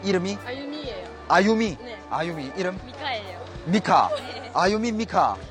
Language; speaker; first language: Korean; non-native, fluent; Chinese